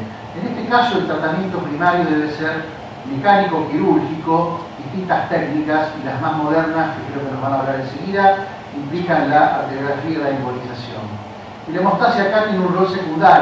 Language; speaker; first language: Spanish; native; Spanish